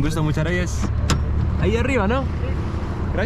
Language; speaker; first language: Spanish; non-native, fluent; English